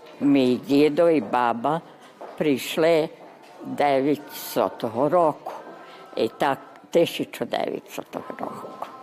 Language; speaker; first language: Ukrainian; early bilingual, heritage; Ukrainian